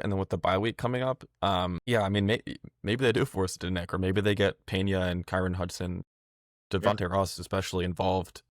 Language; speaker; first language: English; native; English